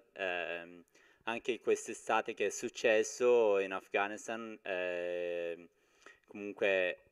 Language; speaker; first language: Italian; non-native, fluent; Persian